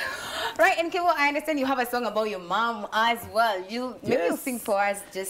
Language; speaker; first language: English; non-native, local second language; Swahili